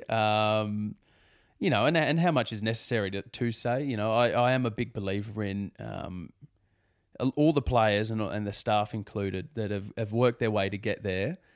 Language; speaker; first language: English; native; English